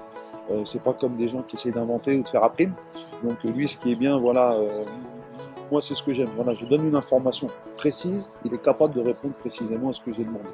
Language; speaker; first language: French; native; French